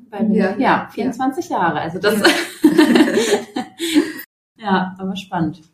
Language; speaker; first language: German; native; German